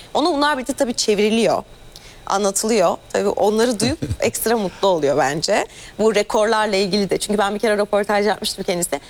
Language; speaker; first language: Turkish; native; Turkish